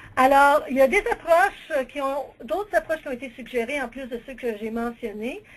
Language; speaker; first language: French; native; French